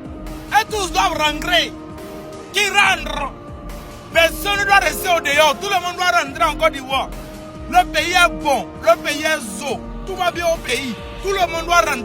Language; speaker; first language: French; native; French